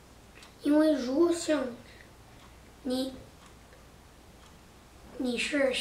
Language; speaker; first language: Chinese; early bilingual, heritage; Chinese